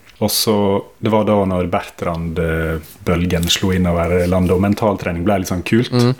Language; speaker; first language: Norwegian; native; Norwegian